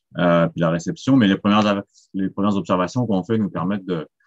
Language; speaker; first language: French; native; French